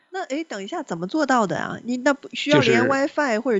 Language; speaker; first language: Chinese; native; Chinese